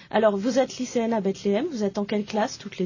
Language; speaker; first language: French; native; French